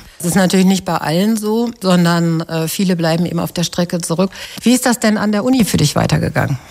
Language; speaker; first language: German; native; German